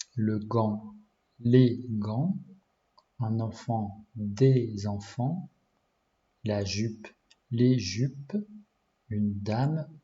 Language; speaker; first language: French; non-native, learner; Japanese